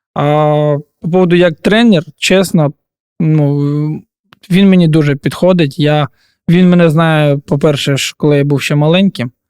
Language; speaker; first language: Ukrainian; non-native, local second language; Russian